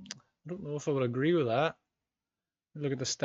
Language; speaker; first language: English; native; English